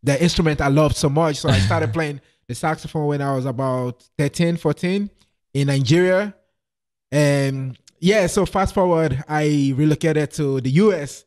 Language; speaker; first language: English; non-native, local second language; Yoruba